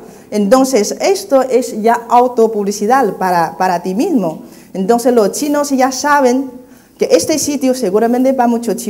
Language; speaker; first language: Spanish; non-native, fluent; Chinese